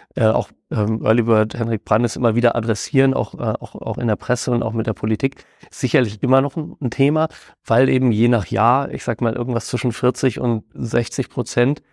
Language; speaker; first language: German; native; German